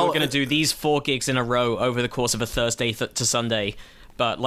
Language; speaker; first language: English; native; English